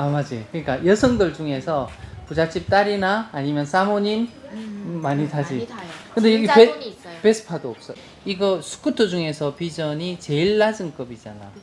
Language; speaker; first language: Korean; native; Korean